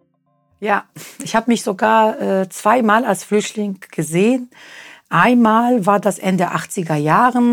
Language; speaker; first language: German; non-native, fluent; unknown